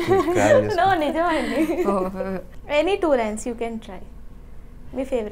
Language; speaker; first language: Telugu; native; Telugu